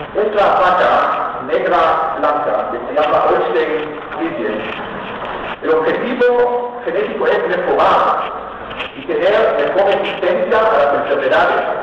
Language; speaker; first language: Spanish; non-native, fluent; Hebrew